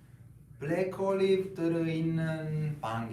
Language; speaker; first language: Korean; non-native, learner; Italian